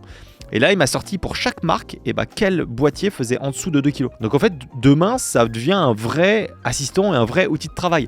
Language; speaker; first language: French; native; French